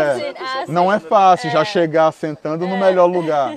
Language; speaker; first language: Portuguese; native; Portuguese